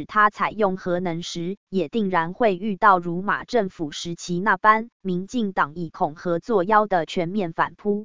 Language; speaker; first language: Chinese; native; Chinese